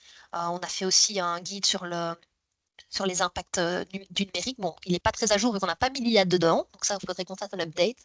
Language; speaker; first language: French; native; French